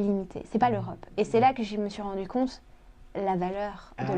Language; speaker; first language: French; early bilingual, other home language; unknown